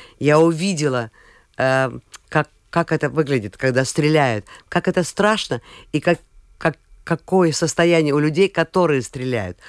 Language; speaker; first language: Russian; non-native, local second language; Latvian